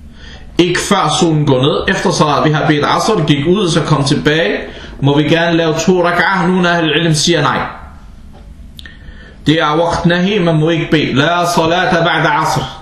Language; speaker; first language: Danish; non-native, fluent; Arabic